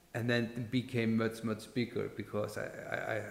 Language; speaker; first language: English; non-native, fluent; Icelandic